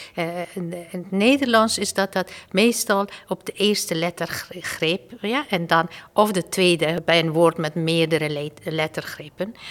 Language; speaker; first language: Dutch; non-native, fluent; Persian